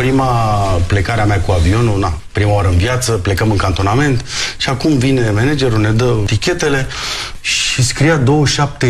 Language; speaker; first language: Romanian; native; Romanian